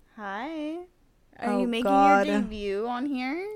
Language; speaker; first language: English; early bilingual, other home language; Spanish